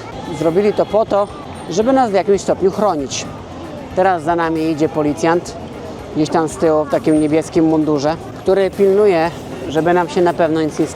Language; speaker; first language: Polish; native; Polish